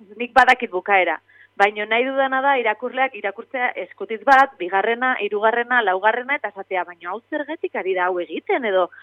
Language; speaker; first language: Basque; native; Basque